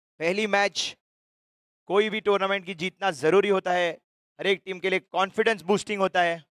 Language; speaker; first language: Hindi; non-native, local second language; Gujarati